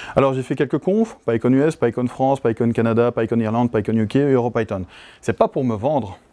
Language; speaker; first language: French; native; French